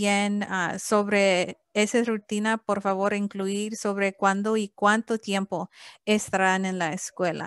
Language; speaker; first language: Spanish; early bilingual, heritage; English